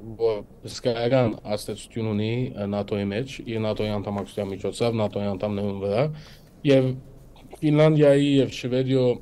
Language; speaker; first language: Armenian; native; Armenian